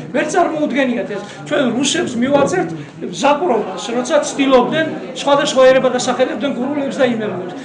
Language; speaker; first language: Georgian; native; Georgian